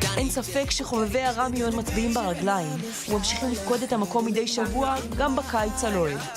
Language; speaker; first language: Hebrew; native; Hebrew